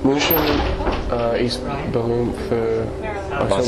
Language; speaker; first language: German; non-native, learner; English